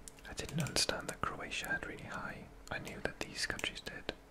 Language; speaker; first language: English; non-native, local second language; Welsh